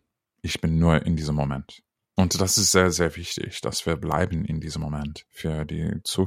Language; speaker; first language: German; non-native, fluent; English